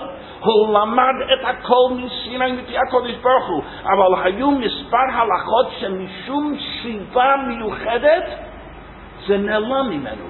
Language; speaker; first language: Hebrew; non-native, fluent; English